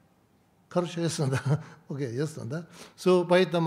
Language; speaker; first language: Russian; non-native, learner; Tibetan